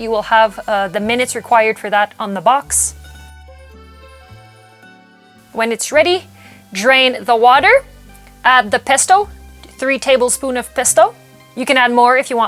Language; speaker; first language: English; non-native, local second language; French